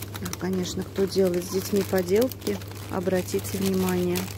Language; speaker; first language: Russian; native; Russian